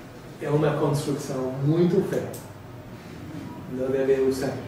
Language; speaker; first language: Portuguese; non-native, fluent; English